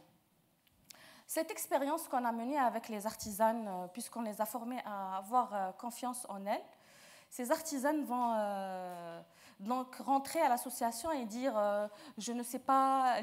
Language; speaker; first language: French; non-native, local second language; Arabic